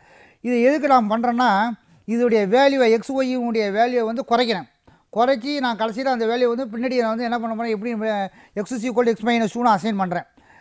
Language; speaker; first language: Tamil; native; Tamil